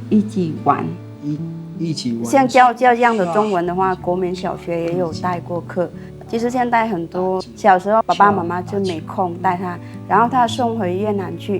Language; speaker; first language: Chinese; non-native, fluent; Vietnamese